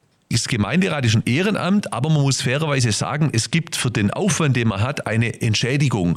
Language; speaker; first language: German; native; German